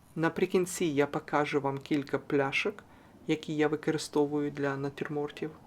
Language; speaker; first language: Ukrainian; non-native, local second language; Russian